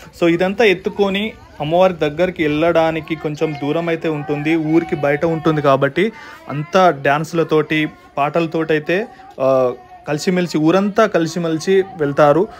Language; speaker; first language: Telugu; non-native, local second language; Lambadi